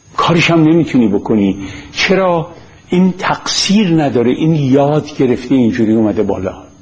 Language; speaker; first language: Persian; native; Persian